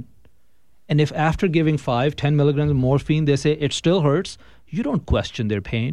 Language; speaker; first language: English; non-native, local second language; Urdu